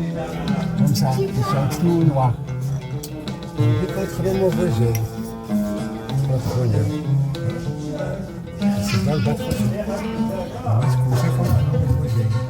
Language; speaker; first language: French; non-native, learner; Arabic